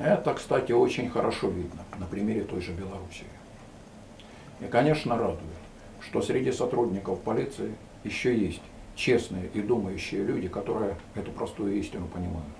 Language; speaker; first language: Russian; native; Russian